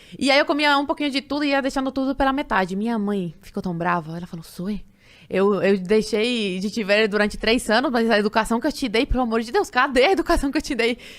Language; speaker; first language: Portuguese; non-native, fluent; Spanish